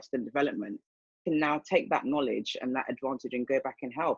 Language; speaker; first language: English; native; English